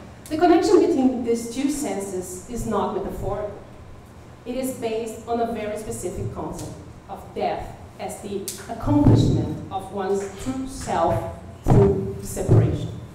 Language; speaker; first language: English; non-native, fluent; Portuguese